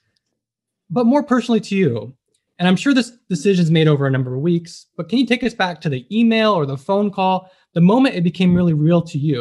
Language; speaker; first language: English; native; English